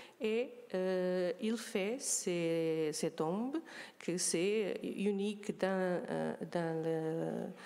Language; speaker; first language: French; non-native, learner; Portuguese